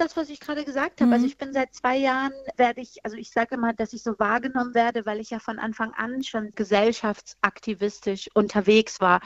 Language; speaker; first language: German; early bilingual, other home language; Persian